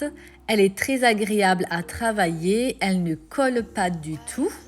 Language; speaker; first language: French; native; French